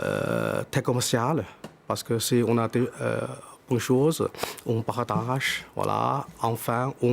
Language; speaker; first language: French; non-native, fluent; Chinese